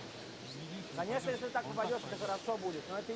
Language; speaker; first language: Russian; native; Russian